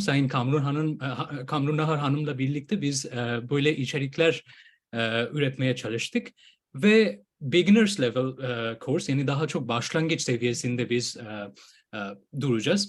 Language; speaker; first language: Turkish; non-native, fluent; Bangla